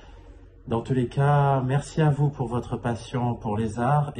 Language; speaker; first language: French; native; French